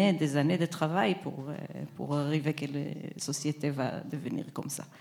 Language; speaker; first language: French; non-native, fluent; Hebrew